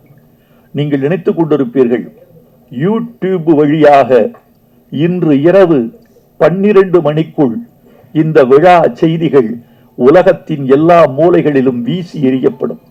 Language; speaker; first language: Tamil; native; Tamil